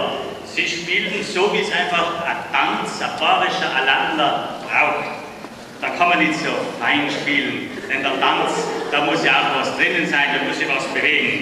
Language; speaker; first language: German; native; German